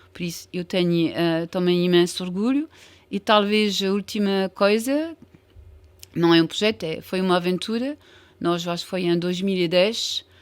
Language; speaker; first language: Portuguese; non-native, fluent; French